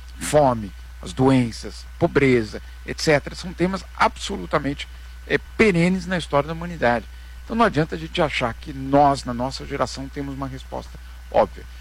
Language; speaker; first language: Portuguese; native; Portuguese